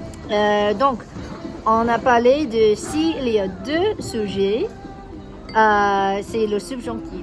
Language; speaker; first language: French; non-native, learner; English